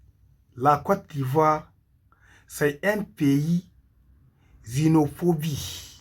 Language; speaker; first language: French; non-native, local second language; Hausa